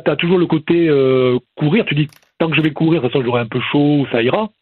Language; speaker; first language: French; native; French